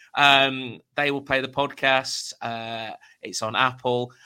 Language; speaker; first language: English; native; English